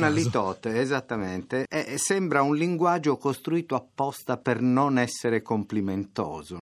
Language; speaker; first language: Italian; non-native, local second language; Sardinian